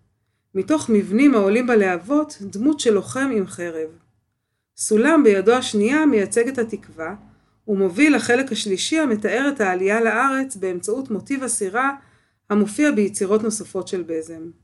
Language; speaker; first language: Hebrew; native; Hebrew